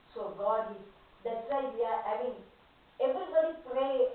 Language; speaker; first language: English; non-native, local second language; Tamil